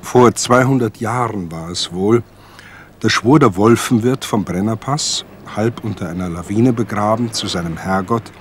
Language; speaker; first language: German; native; German